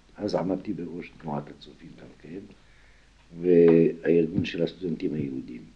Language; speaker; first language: Hebrew; non-native, fluent; French